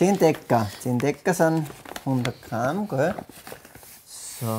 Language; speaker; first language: German; native; German